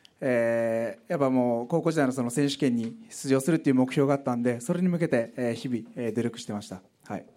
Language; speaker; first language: Japanese; native; Japanese